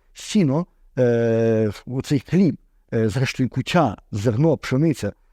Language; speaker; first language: Ukrainian; native; Ukrainian